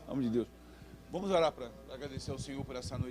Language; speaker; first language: Portuguese; native; Portuguese